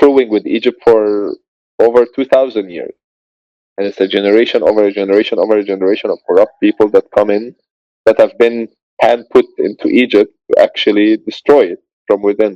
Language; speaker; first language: English; non-native, fluent; Arabic